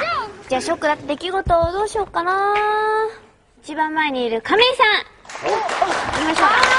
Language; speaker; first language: Japanese; native; Japanese